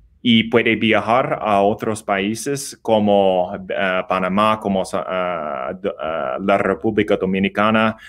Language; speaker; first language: Spanish; non-native, learner; English